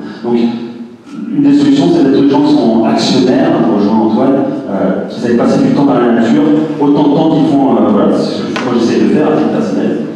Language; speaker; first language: French; native; French